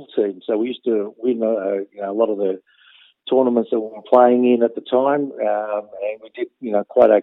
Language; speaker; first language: English; native; English